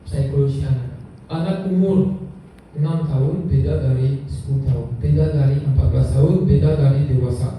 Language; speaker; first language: Indonesian; non-native, learner; French